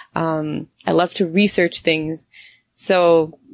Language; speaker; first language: English; native; English